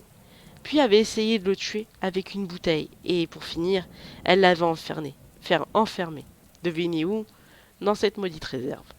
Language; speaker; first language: French; native; French